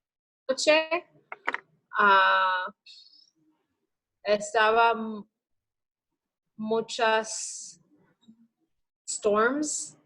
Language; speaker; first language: Spanish; non-native, learner; English